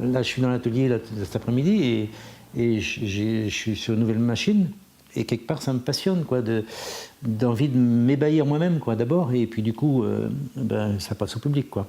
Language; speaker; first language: French; native; French